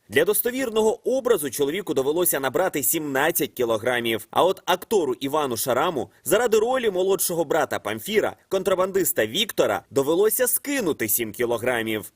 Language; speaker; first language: Ukrainian; native; Ukrainian